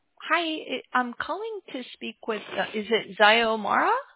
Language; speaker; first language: English; native; English